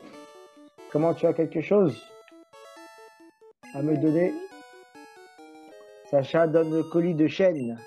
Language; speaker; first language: French; native; French